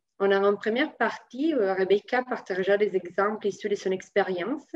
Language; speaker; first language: French; native; French